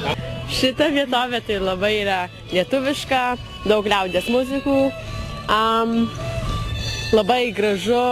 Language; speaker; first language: Lithuanian; early bilingual, heritage; Lithuanian